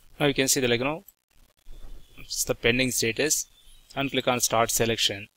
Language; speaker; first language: English; non-native, local second language; Telugu